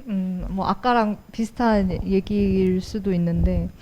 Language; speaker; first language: Korean; native; Korean